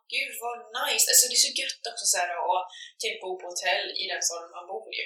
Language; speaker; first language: Swedish; native; Swedish